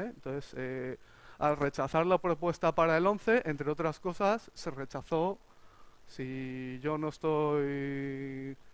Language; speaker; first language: Spanish; native; Spanish